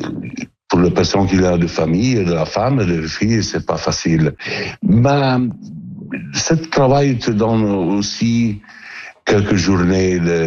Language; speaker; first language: French; non-native, learner; Italian